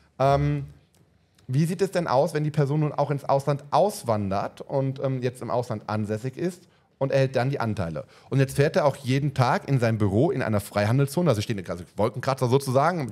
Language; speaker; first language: German; native; German